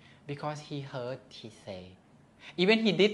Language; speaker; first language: English; non-native, learner; Thai